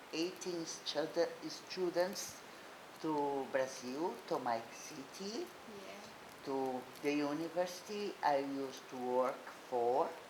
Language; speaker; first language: English; non-native, learner; Portuguese